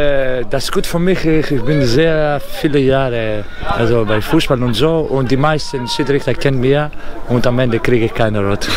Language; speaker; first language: German; non-native, learner; Greek